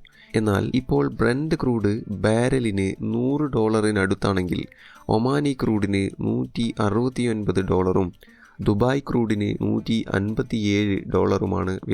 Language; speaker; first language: Malayalam; native; Malayalam